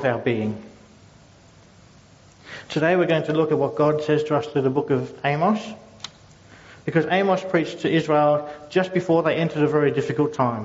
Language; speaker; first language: English; native; English